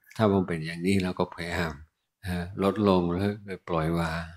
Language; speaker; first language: Thai; non-native, fluent; English